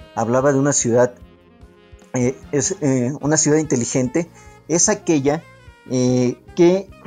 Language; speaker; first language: Spanish; native; Spanish